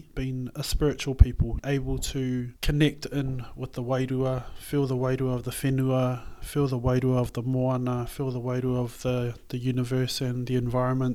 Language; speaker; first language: English; native; English